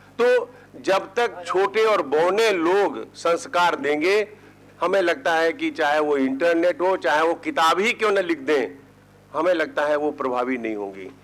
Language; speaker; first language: Hindi; native; Hindi